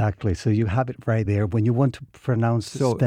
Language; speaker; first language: English; non-native, fluent; Spanish